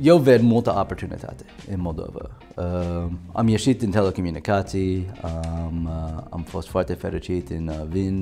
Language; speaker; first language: Romanian; non-native, learner; English